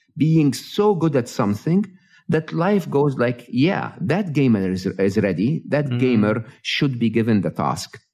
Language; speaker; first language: English; non-native, fluent; Arabic